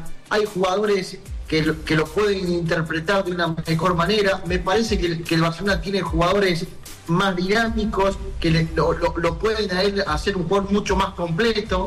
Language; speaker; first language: Spanish; native; Spanish